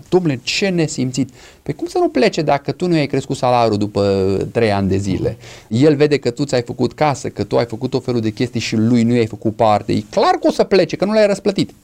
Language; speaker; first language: Romanian; non-native, fluent; English